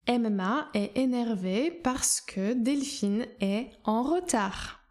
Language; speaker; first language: French; non-native, fluent; Polish